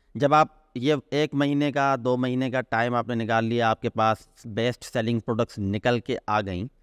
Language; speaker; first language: Urdu; non-native, local second language; Sindhi